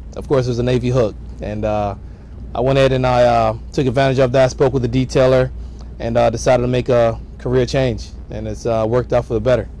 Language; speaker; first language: English; native; English